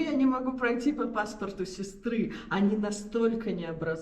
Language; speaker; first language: Russian; native; Russian